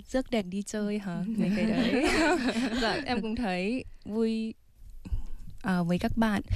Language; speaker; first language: Vietnamese; early bilingual, heritage; Vietnamese